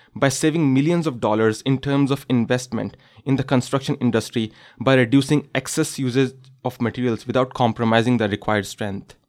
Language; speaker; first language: English; non-native, local second language; Urdu